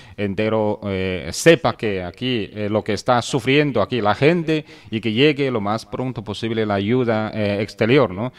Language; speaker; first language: Spanish; non-native, fluent; Chinese